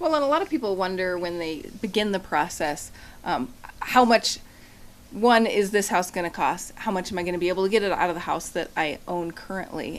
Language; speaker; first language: English; native; English